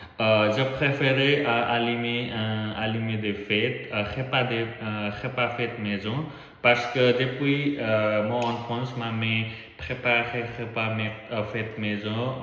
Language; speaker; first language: French; non-native, learner; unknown